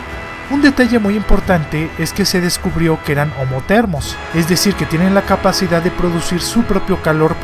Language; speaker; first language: Spanish; native; Spanish